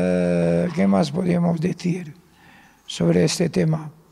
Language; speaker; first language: Spanish; non-native, fluent; Arabic